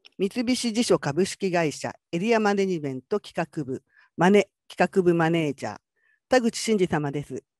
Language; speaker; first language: Japanese; native; Japanese